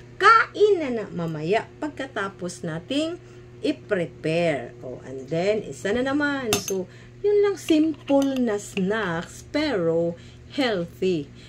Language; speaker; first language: Filipino; non-native, local second language; Cebuano